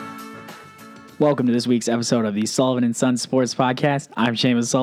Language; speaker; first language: English; native; English